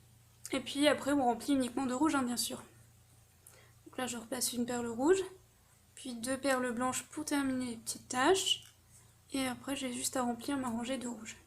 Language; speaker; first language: French; native; French